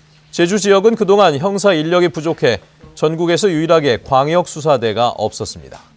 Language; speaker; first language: Korean; native; Korean